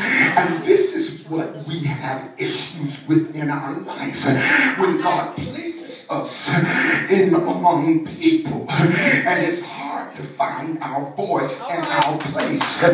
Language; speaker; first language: English; native; English